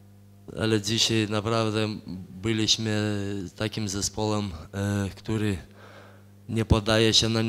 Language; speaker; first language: Polish; non-native, fluent; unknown